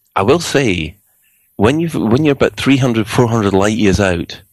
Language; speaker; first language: English; native; English